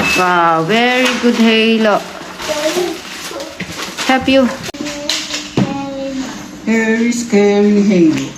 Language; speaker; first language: English; non-native, learner; Filipino